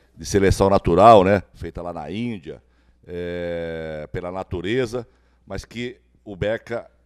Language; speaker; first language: Portuguese; native; Portuguese